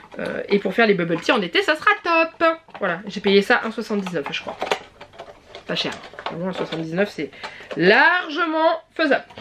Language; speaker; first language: French; native; French